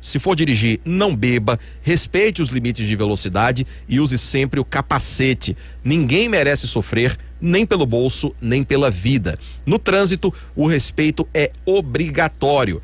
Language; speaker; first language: Portuguese; native; Portuguese